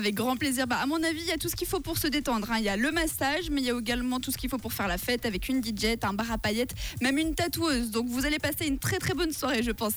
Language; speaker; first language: French; native; French